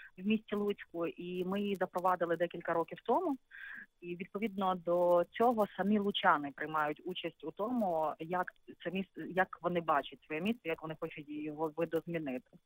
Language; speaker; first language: Ukrainian; native; Ukrainian